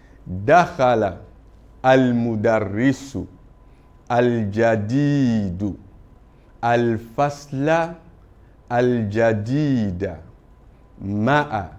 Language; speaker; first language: Arabic; non-native, fluent; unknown